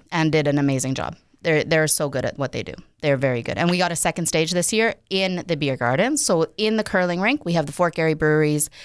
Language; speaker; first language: English; native; English